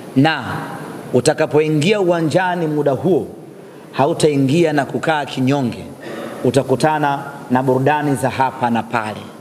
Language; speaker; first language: Swahili; native; Swahili